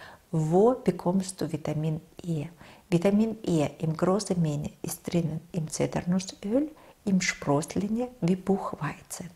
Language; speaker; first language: German; non-native, fluent; Russian